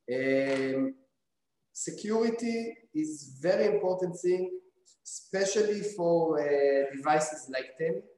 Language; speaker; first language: English; non-native, fluent; Hebrew